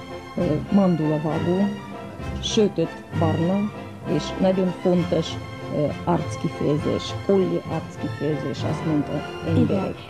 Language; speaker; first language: Hungarian; non-native, fluent; Russian